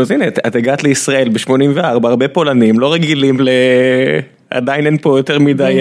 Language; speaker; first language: Hebrew; native; Hebrew